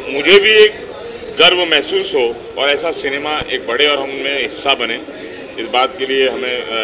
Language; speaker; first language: Hindi; native; Hindi